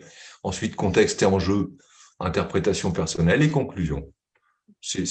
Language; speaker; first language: French; native; French